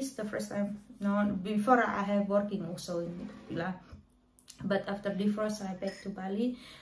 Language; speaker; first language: English; non-native, learner; Indonesian